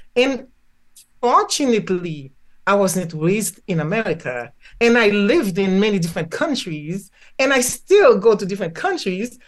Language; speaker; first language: English; non-native, fluent; Haitian Creole